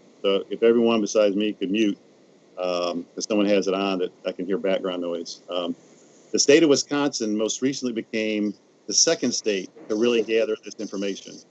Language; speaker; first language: English; native; English